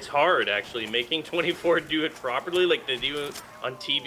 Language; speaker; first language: English; native; English